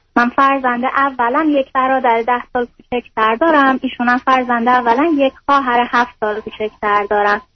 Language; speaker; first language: Persian; native; Persian